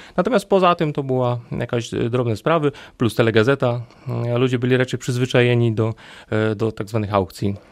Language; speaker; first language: Polish; native; Polish